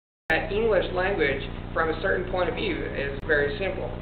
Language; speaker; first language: English; non-native, fluent; Italian